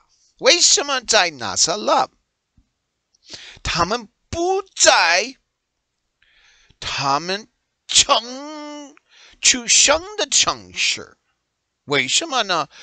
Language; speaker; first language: Chinese; non-native, learner; English